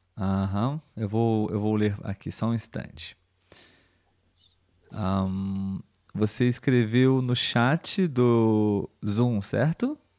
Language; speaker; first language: Portuguese; native; Portuguese